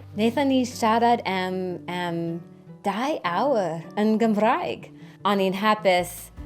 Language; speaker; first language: Welsh; non-native, learner; English